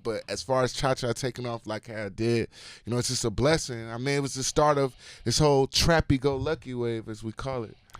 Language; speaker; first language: English; native; English